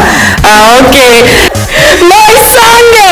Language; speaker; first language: Italian; non-native, learner; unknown